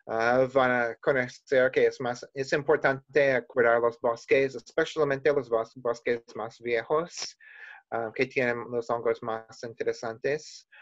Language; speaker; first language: Spanish; non-native, learner; English